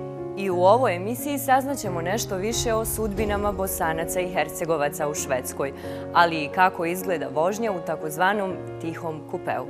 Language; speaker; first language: Bosnian; native; Bosnian